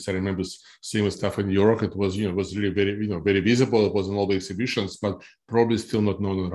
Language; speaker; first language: English; non-native, fluent; Russian